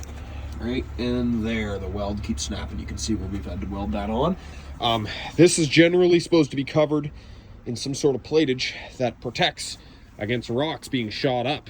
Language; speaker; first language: English; native; English